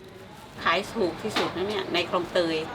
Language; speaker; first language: Thai; native; Thai